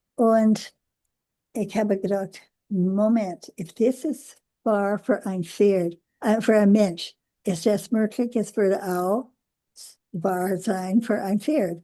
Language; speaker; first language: German; non-native, learner; English